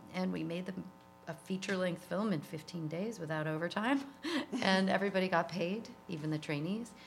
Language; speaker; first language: English; native; English